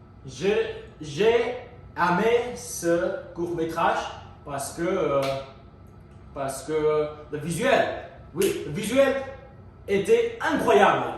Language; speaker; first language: French; non-native, learner; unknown